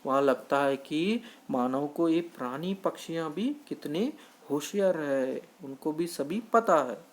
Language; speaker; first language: Hindi; non-native, local second language; Kannada